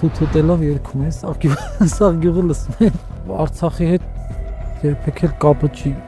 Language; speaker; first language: Armenian; native; Armenian